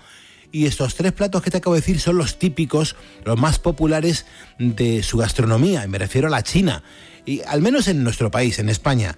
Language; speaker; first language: Spanish; native; Spanish